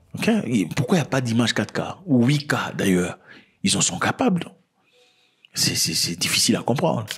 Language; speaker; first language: French; non-native, local second language; Lingala